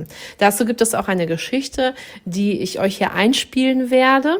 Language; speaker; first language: German; native; German